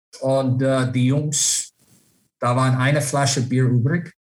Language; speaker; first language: German; non-native, learner; English